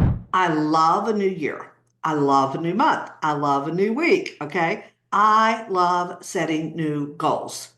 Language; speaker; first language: English; native; English